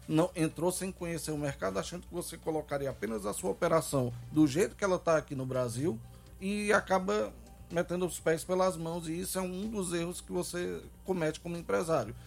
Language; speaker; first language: Portuguese; native; Portuguese